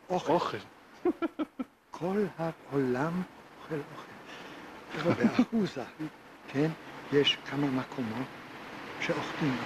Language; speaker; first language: Hebrew; non-native, fluent; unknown